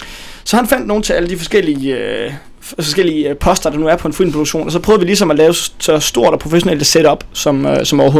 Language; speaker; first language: Danish; native; Danish